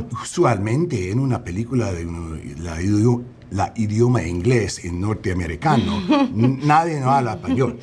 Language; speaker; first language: Spanish; early bilingual, heritage; English